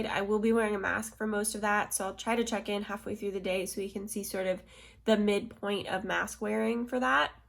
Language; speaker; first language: English; native; English